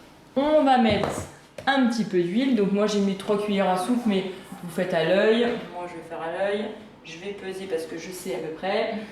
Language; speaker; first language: French; native; French